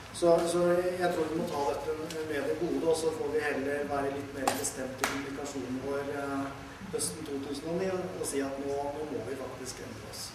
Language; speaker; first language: Norwegian; native; Norwegian